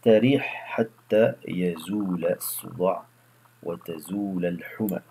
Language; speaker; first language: Arabic; non-native, fluent; French